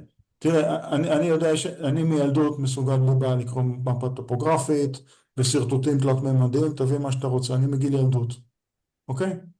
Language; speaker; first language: Hebrew; native; Hebrew